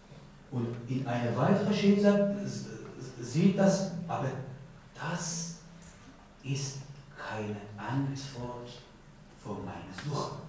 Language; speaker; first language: German; non-native, learner; Persian